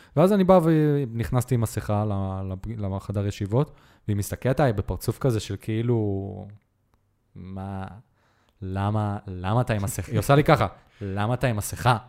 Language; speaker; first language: Hebrew; native; Hebrew